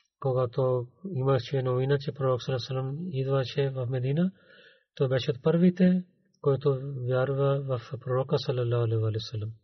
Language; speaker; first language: Bulgarian; non-native, learner; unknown